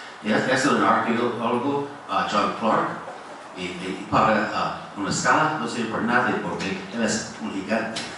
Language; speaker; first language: Spanish; non-native, fluent; English